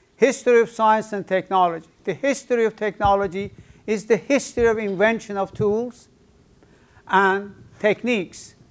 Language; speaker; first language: English; non-native, fluent; Persian